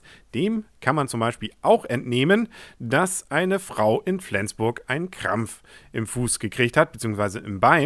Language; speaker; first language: German; native; German